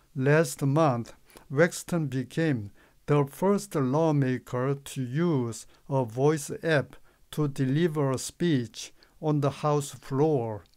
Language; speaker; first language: English; non-native, fluent; Korean